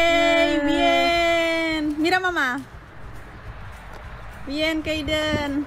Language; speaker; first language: Spanish; non-native, fluent; Indonesian